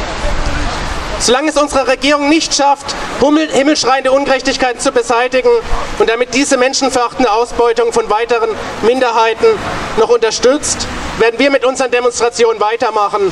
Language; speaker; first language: German; native; German